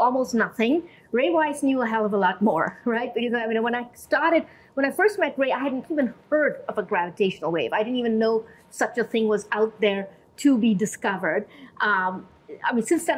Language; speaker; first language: English; non-native, local second language; Urdu